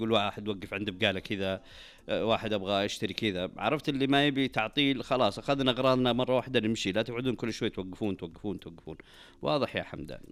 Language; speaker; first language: Arabic; native; Arabic